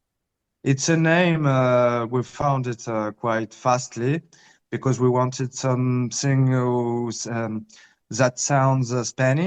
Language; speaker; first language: English; early bilingual, heritage; Spanish